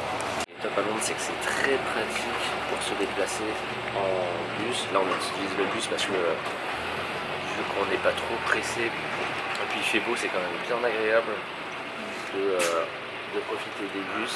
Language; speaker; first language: French; native; French